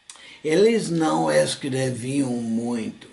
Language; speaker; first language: Portuguese; non-native, fluent; English